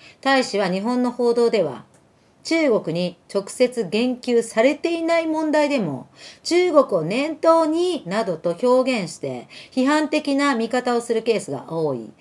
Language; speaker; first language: Japanese; early bilingual, other home language; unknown